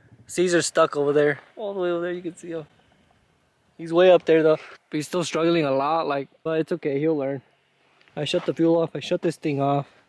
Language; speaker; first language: English; early bilingual, other home language; Spanish